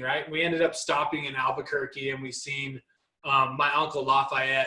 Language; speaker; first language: English; native; English